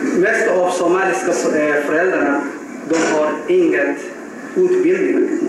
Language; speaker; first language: Swedish; non-native, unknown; Somali